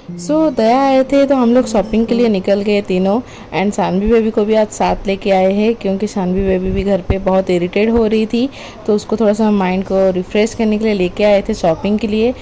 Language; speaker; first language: Hindi; non-native, local second language; Odia